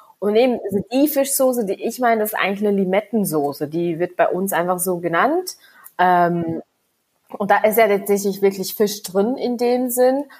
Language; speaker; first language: German; early bilingual, other home language; Vietnamese